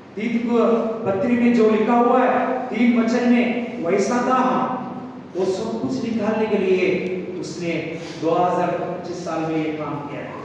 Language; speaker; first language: Hindi; non-native, local second language; Telugu